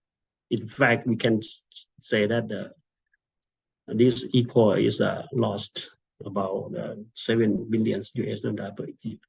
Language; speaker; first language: English; non-native, fluent; Thai